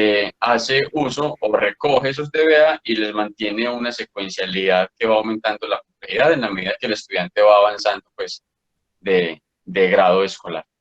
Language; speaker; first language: Spanish; native; Spanish